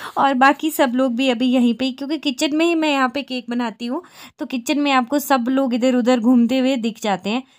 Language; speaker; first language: Hindi; native; Hindi